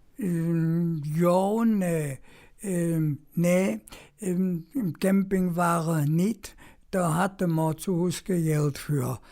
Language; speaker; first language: German; native; German